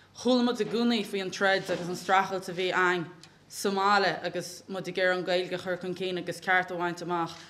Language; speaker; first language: Irish; native; Irish